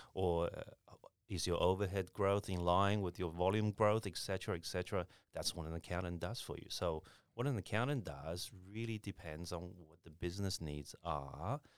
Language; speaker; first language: English; early bilingual, other home language; Chinese